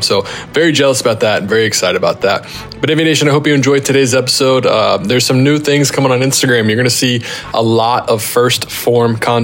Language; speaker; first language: English; native; English